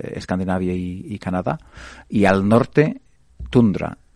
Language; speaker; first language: Spanish; non-native, fluent; English